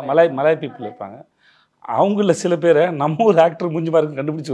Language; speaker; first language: Tamil; native; Tamil